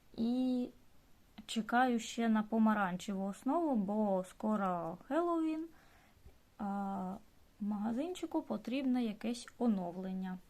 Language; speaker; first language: Ukrainian; non-native, local second language; Russian